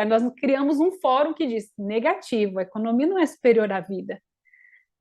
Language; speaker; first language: Portuguese; native; Portuguese